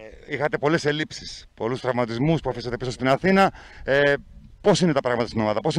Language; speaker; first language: Greek; native; Greek